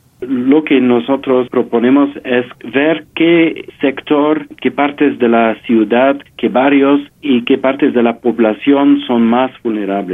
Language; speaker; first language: Spanish; non-native, fluent; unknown